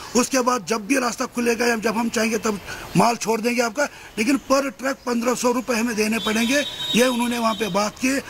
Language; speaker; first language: Urdu; non-native, local second language; Kashmiri